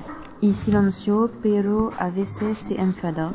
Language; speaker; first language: Spanish; non-native, learner; French